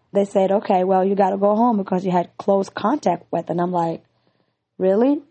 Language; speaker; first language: English; non-native, fluent; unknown